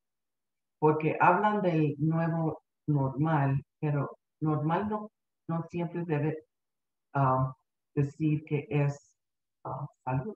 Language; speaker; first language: Spanish; early bilingual, heritage; Spanish